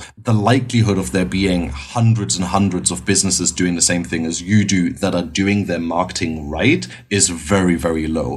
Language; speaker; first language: English; non-native, fluent; German